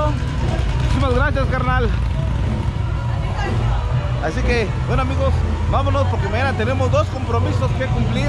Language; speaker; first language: Spanish; native; Spanish